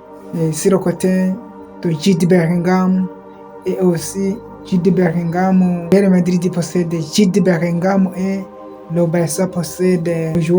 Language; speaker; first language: French; non-native, local second language; Kinyarwanda